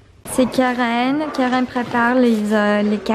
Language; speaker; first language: French; non-native, learner; English